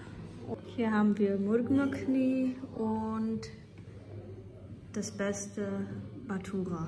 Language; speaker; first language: German; early bilingual, other home language; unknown